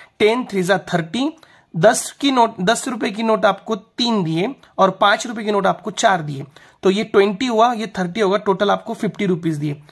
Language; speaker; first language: Hindi; non-native, local second language; Marathi